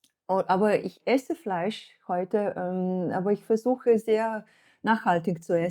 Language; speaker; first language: German; non-native, fluent; Slovenian